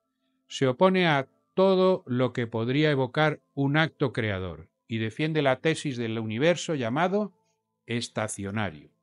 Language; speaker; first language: Spanish; native; Spanish